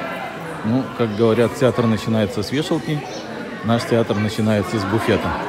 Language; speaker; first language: Russian; native; Russian